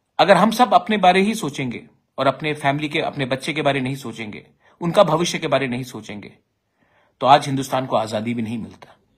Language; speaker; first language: Hindi; non-native, local second language; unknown